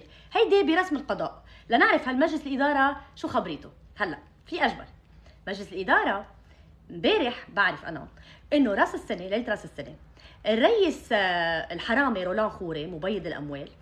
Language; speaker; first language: Arabic; native; Arabic